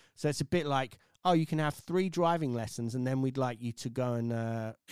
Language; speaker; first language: English; native; English